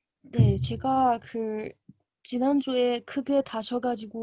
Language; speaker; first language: Korean; non-native, learner; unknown